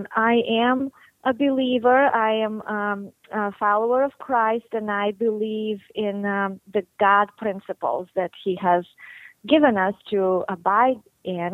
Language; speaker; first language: English; non-native, fluent; Bulgarian